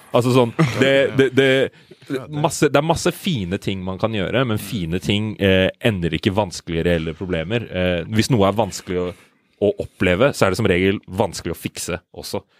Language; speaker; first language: Norwegian; early bilingual, other home language; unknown